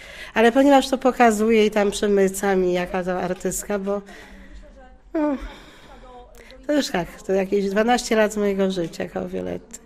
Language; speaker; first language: Polish; native; Polish